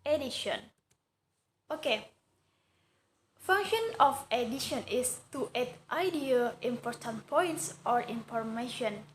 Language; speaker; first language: English; non-native, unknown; Indonesian